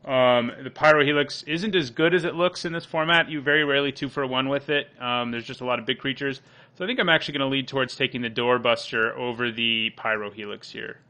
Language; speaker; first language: English; native; English